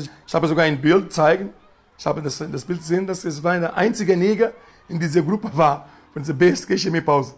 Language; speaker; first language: German; non-native, learner; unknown